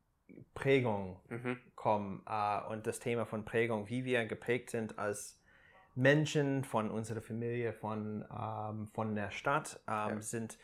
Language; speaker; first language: German; non-native, fluent; English